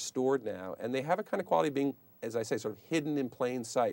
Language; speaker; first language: English; native; English